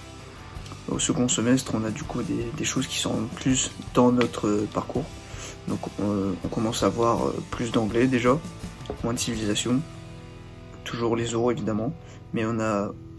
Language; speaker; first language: French; native; French